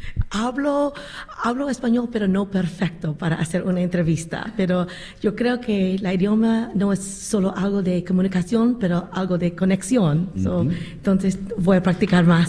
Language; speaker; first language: Spanish; non-native, learner; English